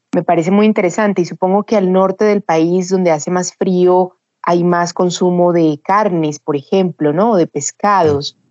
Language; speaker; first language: Spanish; native; Spanish